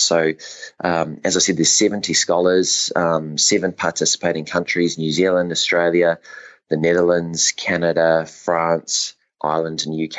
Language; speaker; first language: English; native; English